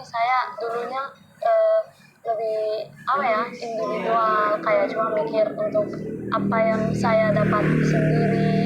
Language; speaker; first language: Indonesian; non-native, fluent; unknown